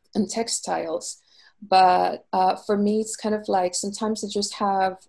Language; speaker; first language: English; non-native, fluent; Portuguese